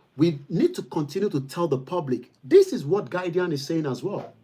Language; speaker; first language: English; non-native, local second language; Yoruba